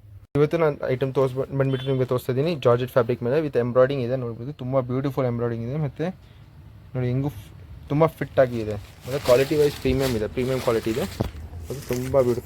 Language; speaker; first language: Kannada; non-native, local second language; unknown